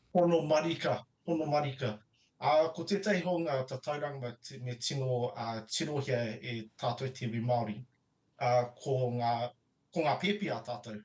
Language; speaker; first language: Māori; native; Māori